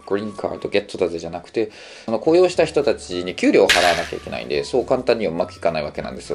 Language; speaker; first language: Japanese; native; Japanese